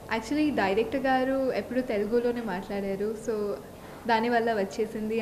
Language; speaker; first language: Telugu; non-native, fluent; Tulu